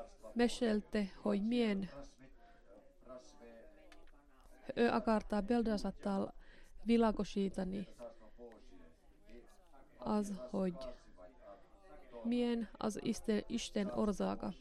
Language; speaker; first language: Hungarian; non-native, learner; Finnish